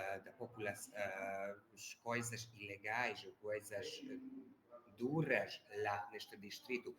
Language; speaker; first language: Portuguese; non-native, learner; Hungarian